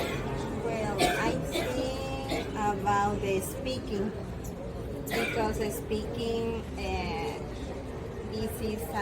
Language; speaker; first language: English; non-native, learner; Spanish